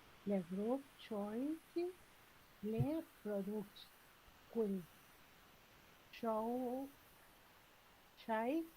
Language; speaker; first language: French; non-native, learner; Spanish